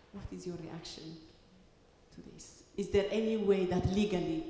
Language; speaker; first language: English; non-native, fluent; Tigrinya